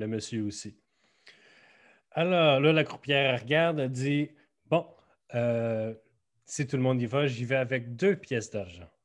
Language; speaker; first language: French; native; French